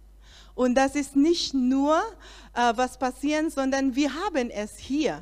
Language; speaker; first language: German; non-native, learner; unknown